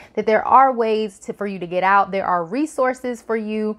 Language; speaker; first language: English; native; English